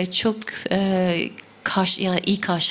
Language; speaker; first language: Turkish; non-native, fluent; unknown